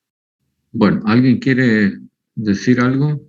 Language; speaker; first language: Spanish; native; Spanish